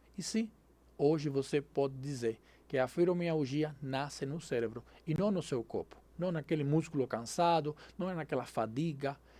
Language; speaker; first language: Portuguese; non-native, fluent; Spanish